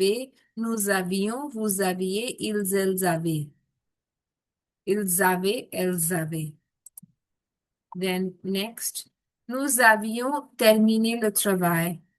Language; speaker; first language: French; non-native, fluent; Hindi